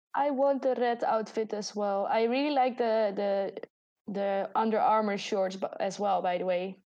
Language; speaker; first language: English; non-native, fluent; Dutch